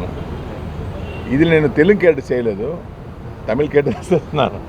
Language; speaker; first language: Telugu; non-native, learner; Tamil